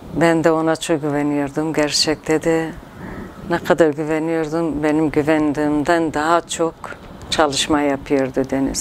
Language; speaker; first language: Turkish; non-native, local second language; Kurdish